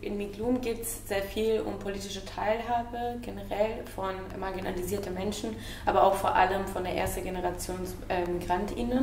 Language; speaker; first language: German; non-native, fluent; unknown